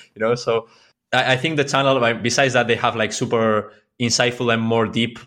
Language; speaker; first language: English; non-native, fluent; Spanish